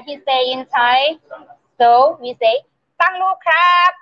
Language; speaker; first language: English; non-native, learner; Thai